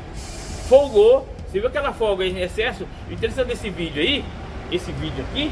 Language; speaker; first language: Portuguese; native; Portuguese